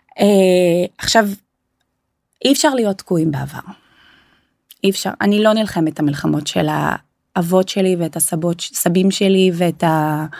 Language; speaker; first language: Hebrew; non-native, local second language; Arabic